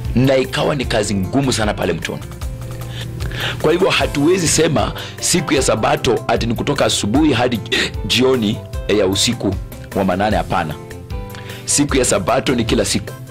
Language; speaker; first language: Swahili; non-native, local second language; Luyia